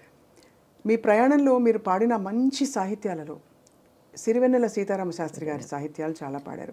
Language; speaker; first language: Telugu; native; Telugu